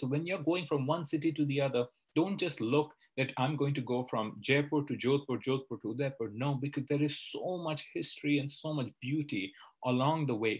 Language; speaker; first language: English; non-native, local second language; Hindi